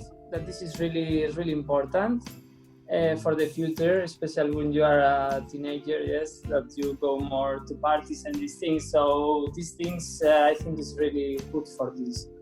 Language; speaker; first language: English; non-native, fluent; Spanish